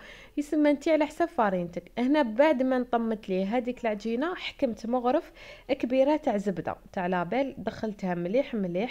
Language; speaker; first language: Arabic; native; Arabic